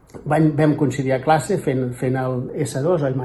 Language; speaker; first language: Catalan; native; Catalan